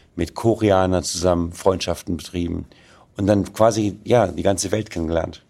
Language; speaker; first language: German; native; German